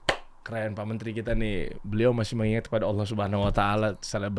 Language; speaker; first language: Indonesian; native; Indonesian